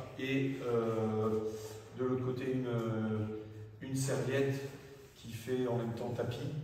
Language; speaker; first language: French; native; French